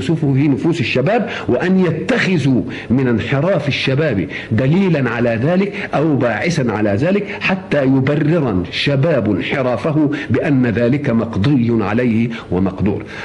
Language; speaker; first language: Arabic; native; Arabic